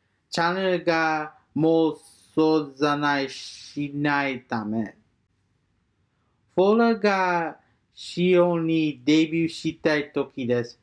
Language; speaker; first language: Japanese; non-native, learner; English